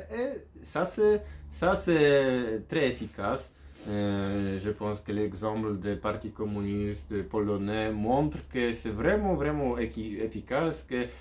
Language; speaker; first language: French; non-native, learner; Polish